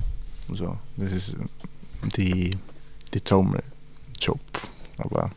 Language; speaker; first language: German; non-native, learner; Spanish